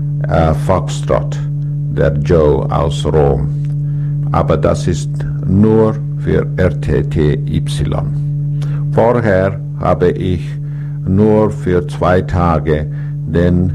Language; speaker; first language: German; non-native, learner; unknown